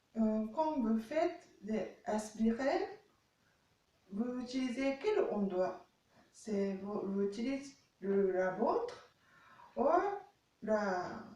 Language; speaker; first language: French; non-native, learner; Japanese